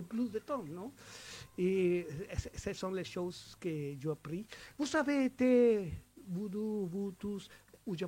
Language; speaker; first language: French; non-native, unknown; Spanish